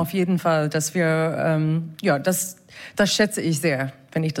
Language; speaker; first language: German; non-native, fluent; English